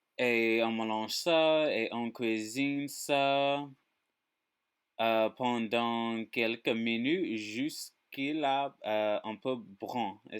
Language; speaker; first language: French; non-native, learner; English